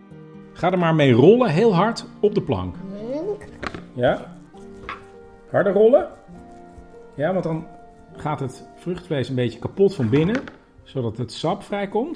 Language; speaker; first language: Dutch; native; Dutch